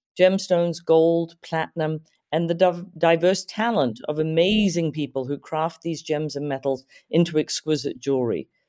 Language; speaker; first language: English; native; English